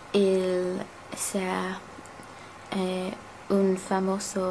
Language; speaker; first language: Spanish; non-native, learner; English